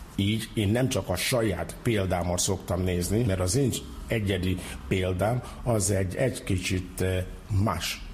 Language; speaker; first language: Hungarian; non-native, fluent; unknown